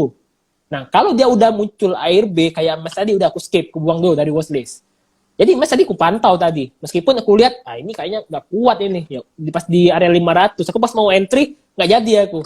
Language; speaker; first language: Indonesian; native; Indonesian